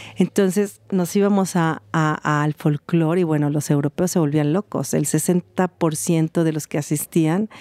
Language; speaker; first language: Spanish; native; Spanish